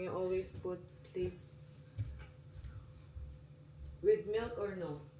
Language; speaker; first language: English; non-native, local second language; Filipino